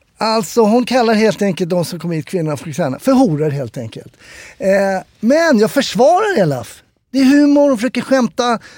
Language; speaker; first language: Swedish; native; Swedish